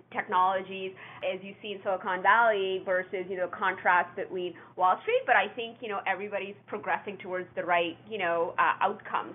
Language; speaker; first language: English; native; English